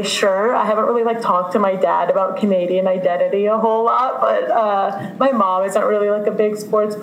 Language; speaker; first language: English; native; English